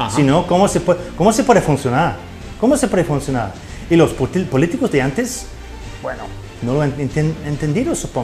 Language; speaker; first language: Spanish; non-native, fluent; English